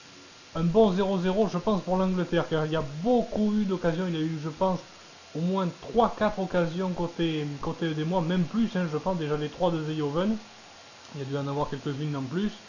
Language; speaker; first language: French; native; French